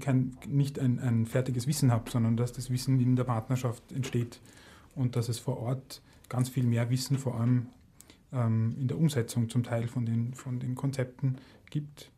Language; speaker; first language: German; native; German